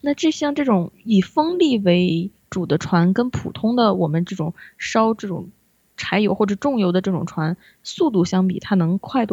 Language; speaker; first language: Chinese; native; Chinese